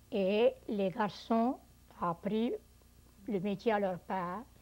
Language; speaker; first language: French; early bilingual, heritage; French